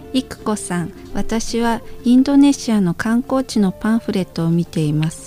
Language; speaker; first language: Japanese; non-native, fluent; Indonesian